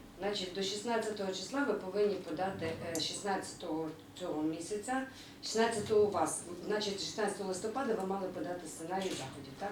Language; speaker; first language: Ukrainian; native; Ukrainian